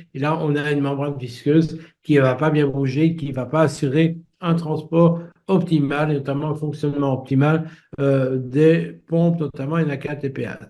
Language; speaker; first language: French; native; French